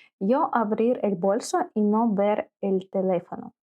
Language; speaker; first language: Spanish; non-native, fluent; Ukrainian